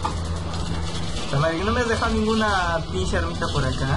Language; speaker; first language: Spanish; native; Spanish